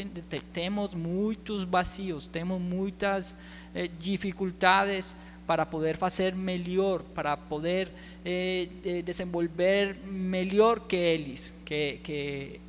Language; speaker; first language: Portuguese; non-native, learner; Spanish